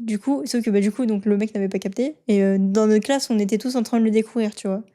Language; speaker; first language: French; native; French